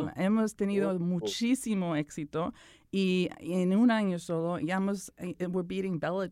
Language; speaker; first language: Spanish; early bilingual, heritage; Spanish